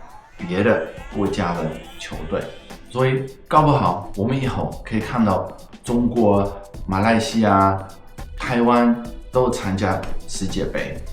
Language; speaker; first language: Chinese; non-native, fluent; Dutch